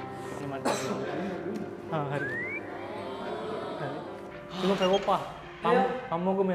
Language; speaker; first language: Korean; non-native, learner; Sinhala